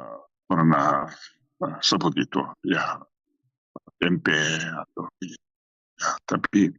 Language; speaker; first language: Indonesian; non-native, fluent; Korean